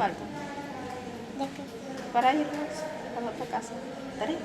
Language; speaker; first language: Spanish; native; Spanish